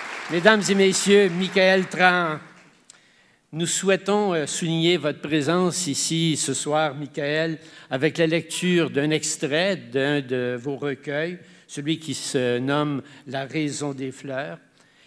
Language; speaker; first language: French; native; French